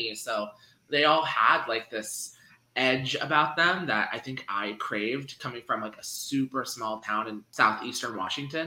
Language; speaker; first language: English; native; English